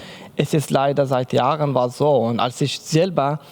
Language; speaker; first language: German; non-native, learner; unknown